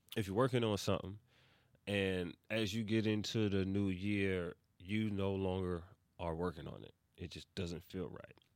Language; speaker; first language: English; native; English